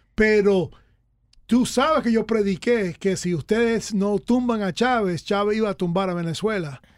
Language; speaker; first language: Spanish; early bilingual, other home language; English